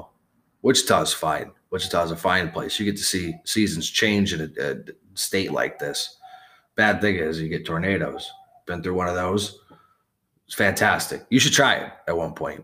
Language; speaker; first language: English; native; English